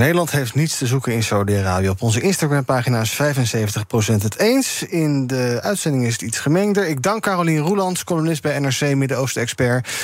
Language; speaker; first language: Dutch; native; Dutch